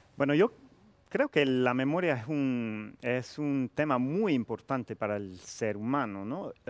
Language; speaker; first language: Spanish; non-native, fluent; English